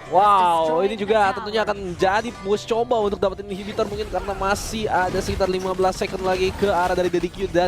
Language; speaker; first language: Indonesian; native; Indonesian